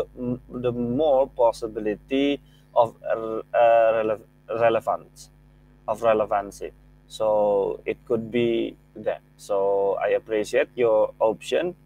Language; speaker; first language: English; non-native, fluent; Indonesian